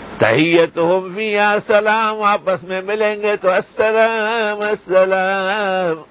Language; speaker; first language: Urdu; non-native, local second language; Pashto